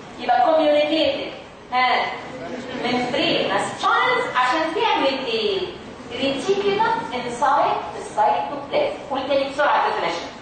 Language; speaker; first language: Arabic; native; Arabic